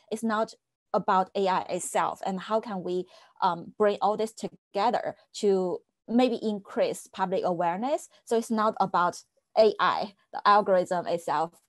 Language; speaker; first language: English; non-native, fluent; Chinese